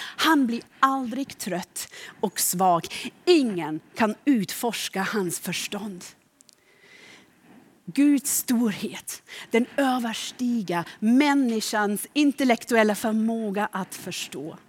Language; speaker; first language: Swedish; non-native, fluent; German